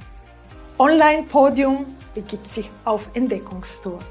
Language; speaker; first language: German; non-native, fluent; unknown